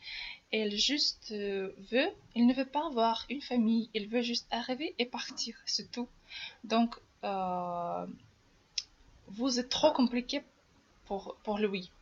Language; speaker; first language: French; non-native, fluent; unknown